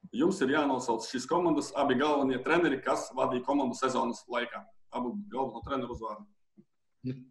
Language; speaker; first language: Latvian; non-native, local second language; Russian